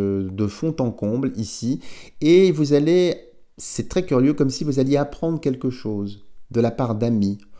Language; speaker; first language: French; native; French